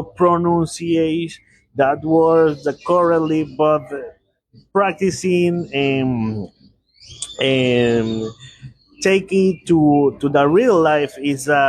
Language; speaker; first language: English; non-native, learner; Spanish